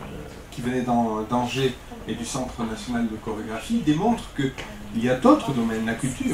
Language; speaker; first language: French; native; French